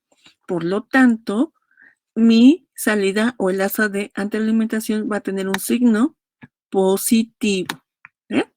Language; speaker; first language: Spanish; native; Spanish